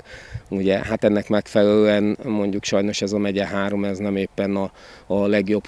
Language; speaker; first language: Hungarian; native; Hungarian